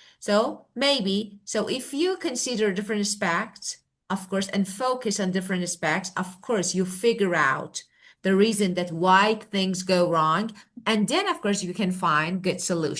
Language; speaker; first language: English; non-native, fluent; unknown